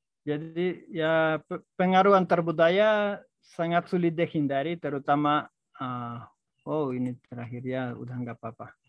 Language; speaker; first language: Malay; non-native, fluent; Spanish